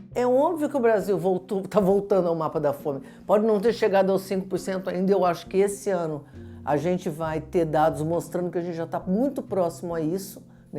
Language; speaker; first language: Portuguese; native; Portuguese